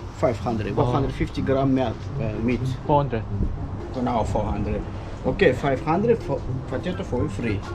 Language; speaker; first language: English; non-native, learner; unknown